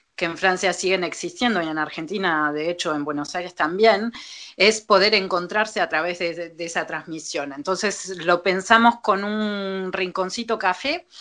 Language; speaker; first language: Spanish; native; Spanish